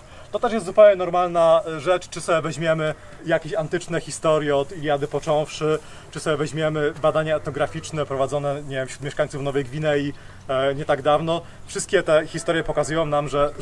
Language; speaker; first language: Polish; native; Polish